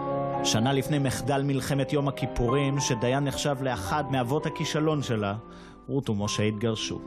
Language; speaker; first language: Hebrew; native; Hebrew